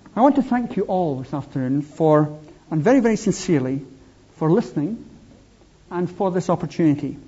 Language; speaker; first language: English; native; English